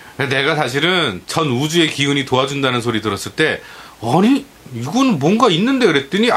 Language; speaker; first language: Korean; native; Korean